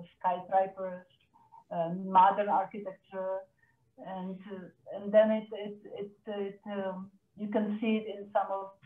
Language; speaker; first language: English; non-native, fluent; Czech